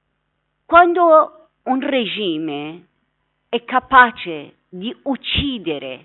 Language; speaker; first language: Italian; non-native, fluent; Persian